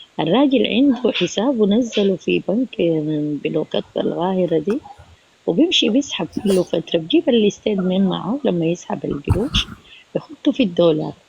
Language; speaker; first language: Arabic; native; Arabic